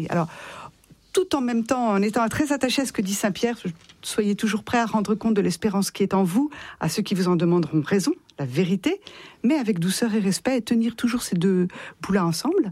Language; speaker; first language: French; native; French